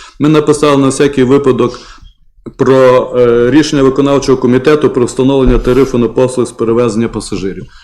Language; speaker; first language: Ukrainian; native; Ukrainian